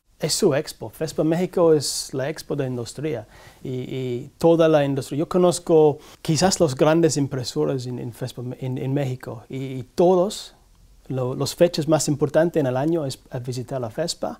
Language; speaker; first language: Spanish; non-native, learner; English